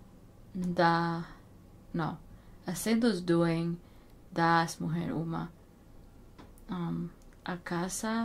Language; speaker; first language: Portuguese; non-native, learner; English